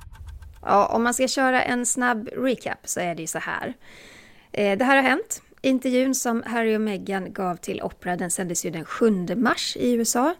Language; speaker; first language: Swedish; native; Swedish